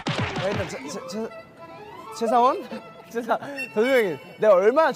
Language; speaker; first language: Korean; native; Korean